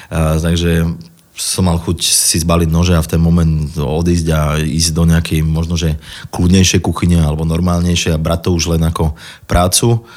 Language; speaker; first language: Slovak; native; Slovak